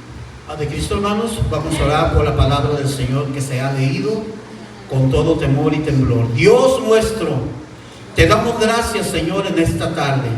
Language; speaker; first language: Spanish; native; Spanish